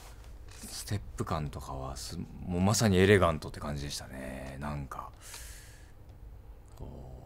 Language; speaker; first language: Japanese; native; Japanese